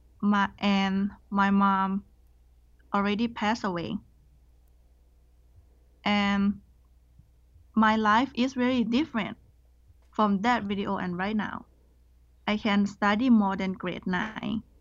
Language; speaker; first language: English; non-native, learner; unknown